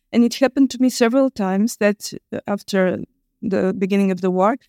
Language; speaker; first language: English; non-native, fluent; Bulgarian